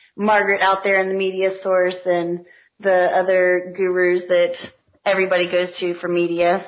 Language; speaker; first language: English; native; English